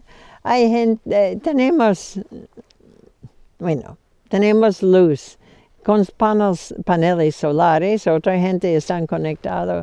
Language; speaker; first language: Spanish; non-native, fluent; English